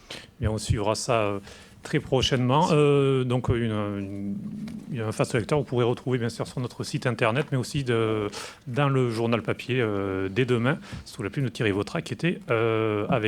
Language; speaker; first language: French; native; French